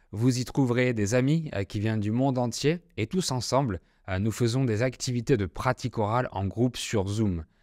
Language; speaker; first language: French; native; French